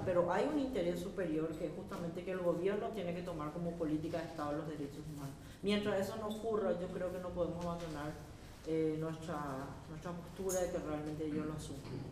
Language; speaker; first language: Spanish; native; Spanish